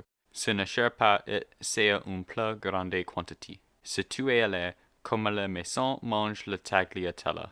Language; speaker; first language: French; non-native, learner; English